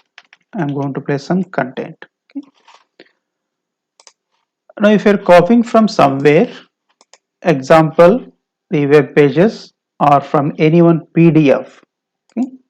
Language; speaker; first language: English; non-native, local second language; Kannada